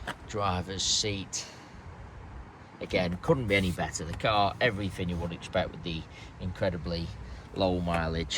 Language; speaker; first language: English; native; English